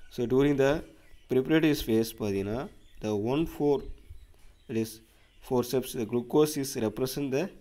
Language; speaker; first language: English; non-native, local second language; Tamil